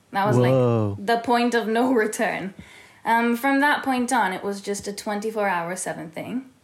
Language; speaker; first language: English; early bilingual, heritage; Hebrew